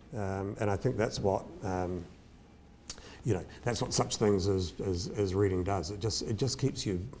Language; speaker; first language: English; native; English